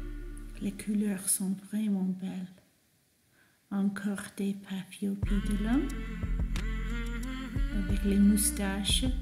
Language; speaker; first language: French; non-native, fluent; English